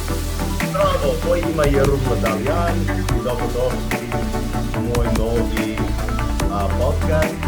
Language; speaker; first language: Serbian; non-native, learner; English